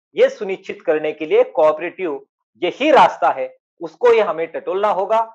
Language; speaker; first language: Hindi; non-native, local second language; Marathi